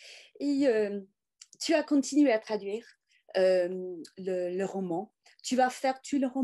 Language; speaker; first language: French; non-native, fluent; English